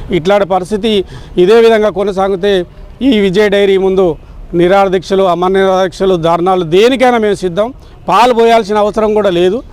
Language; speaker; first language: Telugu; native; Telugu